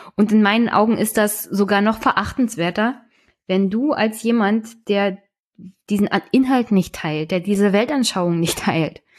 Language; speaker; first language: German; native; German